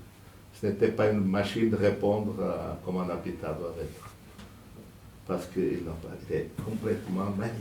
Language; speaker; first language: French; non-native, fluent; Portuguese